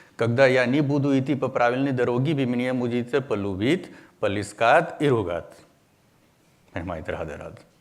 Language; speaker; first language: Russian; non-native, learner; Hindi